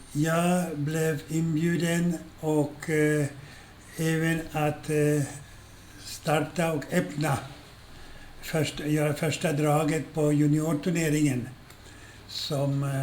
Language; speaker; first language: Swedish; non-native, fluent; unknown